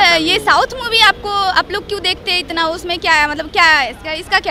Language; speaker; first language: Hindi; native; Hindi